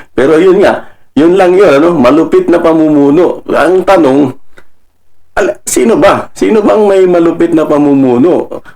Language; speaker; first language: Filipino; non-native, local second language; Cebuano